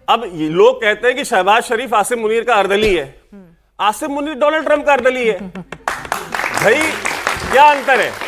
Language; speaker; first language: Hindi; native; Hindi